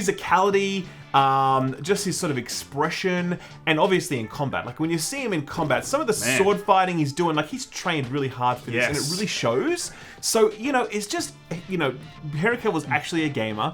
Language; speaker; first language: English; native; English